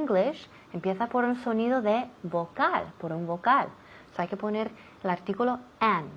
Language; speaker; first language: Spanish; non-native, fluent; English